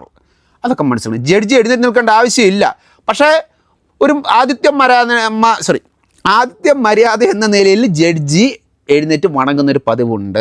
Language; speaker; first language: Malayalam; native; Malayalam